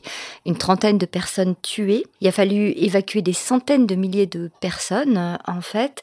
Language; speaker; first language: French; native; French